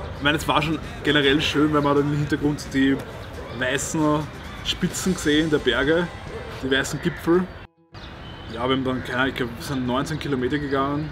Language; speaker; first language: German; native; German